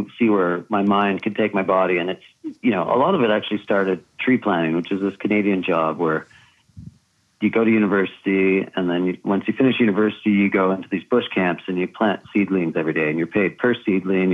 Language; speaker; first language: English; native; English